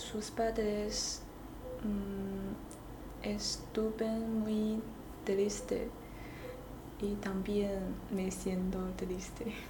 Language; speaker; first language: Spanish; non-native, learner; Chinese